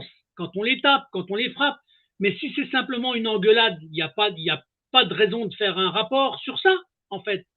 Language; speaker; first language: French; native; French